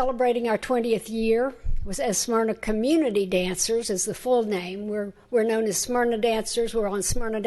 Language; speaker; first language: English; native; English